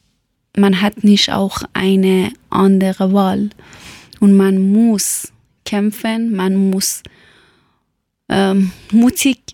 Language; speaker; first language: German; non-native, learner; Persian